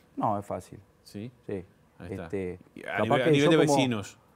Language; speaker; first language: Spanish; native; Spanish